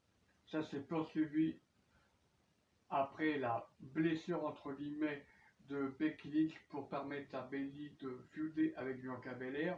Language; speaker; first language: French; native; French